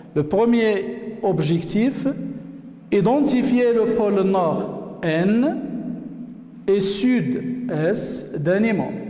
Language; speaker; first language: French; non-native, local second language; Arabic